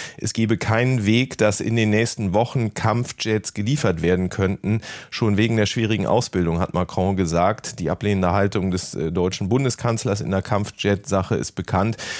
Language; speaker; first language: German; native; German